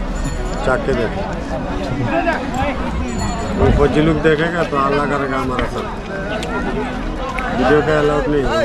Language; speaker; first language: Hindi; non-native, learner; Bangla